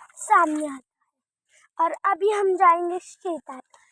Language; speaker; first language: Hindi; non-native, local second language; Marathi